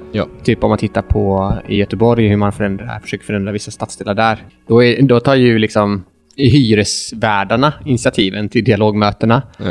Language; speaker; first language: Swedish; native; Swedish